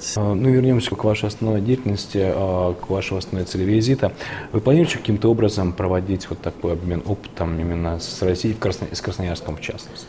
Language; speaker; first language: Russian; native; Russian